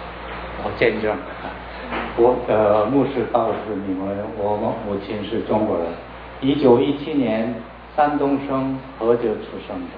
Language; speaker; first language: Chinese; non-native, learner; Korean